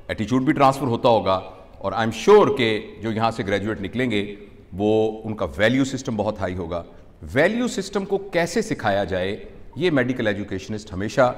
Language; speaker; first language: Urdu; non-native, local second language; Punjabi